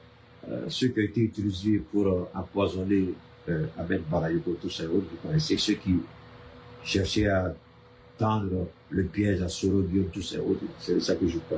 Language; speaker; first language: French; native; French